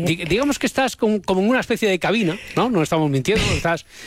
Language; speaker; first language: Spanish; native; Spanish